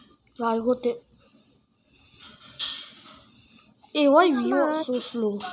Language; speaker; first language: English; non-native, local second language; Malay